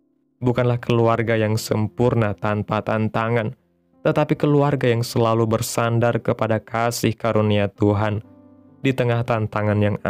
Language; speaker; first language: Indonesian; native; Indonesian